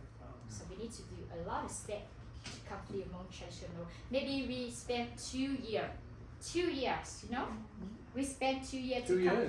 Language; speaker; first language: English; non-native, learner; Hmong